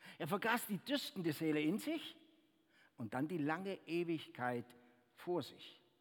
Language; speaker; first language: German; native; German